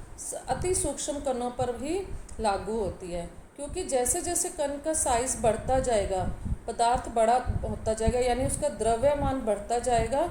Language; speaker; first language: Hindi; native; Hindi